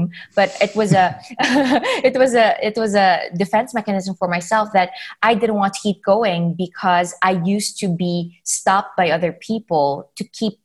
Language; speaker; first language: English; non-native, local second language; Filipino